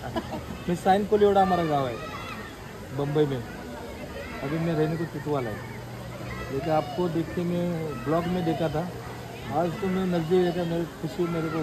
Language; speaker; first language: Hindi; non-native, local second language; Marathi